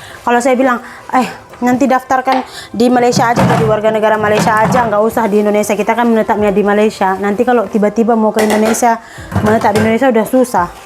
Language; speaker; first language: Indonesian; native; Indonesian